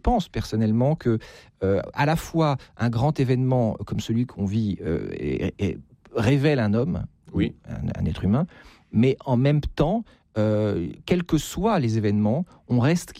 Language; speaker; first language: French; native; French